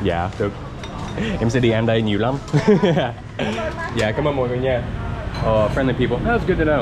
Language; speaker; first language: Vietnamese; non-native, learner; English